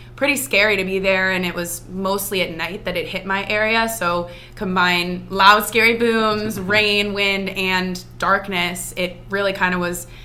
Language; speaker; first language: English; native; English